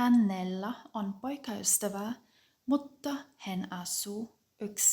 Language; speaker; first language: Finnish; non-native, fluent; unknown